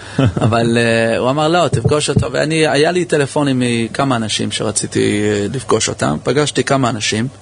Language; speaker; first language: Hebrew; early bilingual, heritage; English